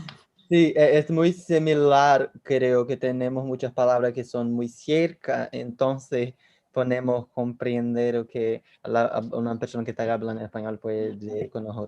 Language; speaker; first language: Spanish; non-native, learner; Portuguese